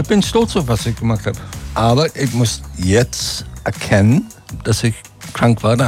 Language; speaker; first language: German; non-native, fluent; English